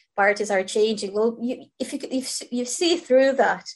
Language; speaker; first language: English; non-native, fluent; Ukrainian